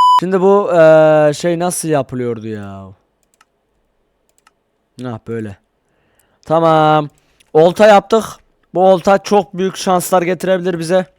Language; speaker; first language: Turkish; native; Turkish